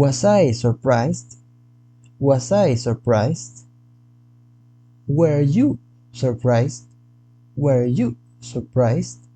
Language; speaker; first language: English; non-native, fluent; Spanish